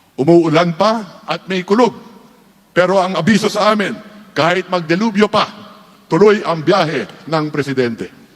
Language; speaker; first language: Filipino; native; Filipino